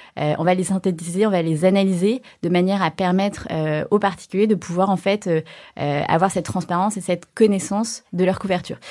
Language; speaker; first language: French; early bilingual, other home language; Chinese